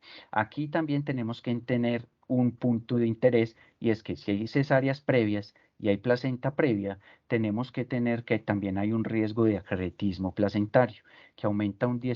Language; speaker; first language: Spanish; native; Spanish